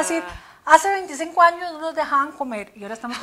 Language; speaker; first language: Spanish; native; Spanish